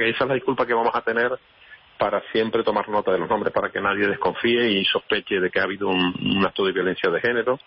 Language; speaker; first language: Spanish; native; Spanish